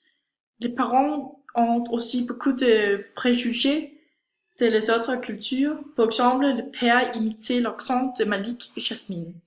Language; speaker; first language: French; non-native, learner; Danish